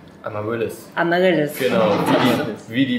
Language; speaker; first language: German; native; German